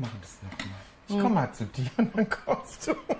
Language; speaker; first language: German; native; German